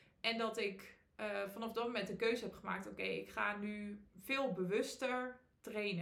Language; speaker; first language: Dutch; native; Dutch